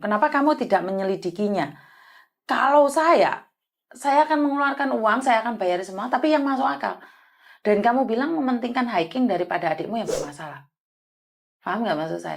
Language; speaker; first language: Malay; non-native, local second language; Javanese